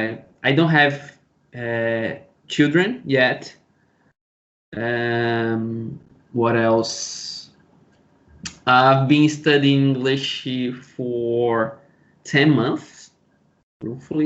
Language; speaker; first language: English; non-native, learner; Portuguese